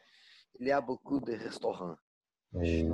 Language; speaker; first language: French; non-native, learner; Portuguese